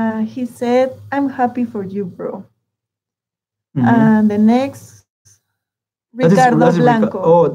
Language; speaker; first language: English; non-native, learner; Spanish